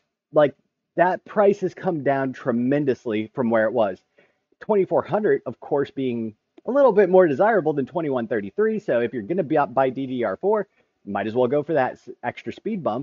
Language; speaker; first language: English; native; English